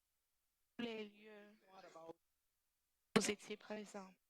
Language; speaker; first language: French; non-native, fluent; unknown